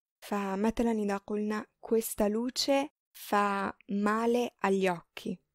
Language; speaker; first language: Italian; non-native, fluent; Arabic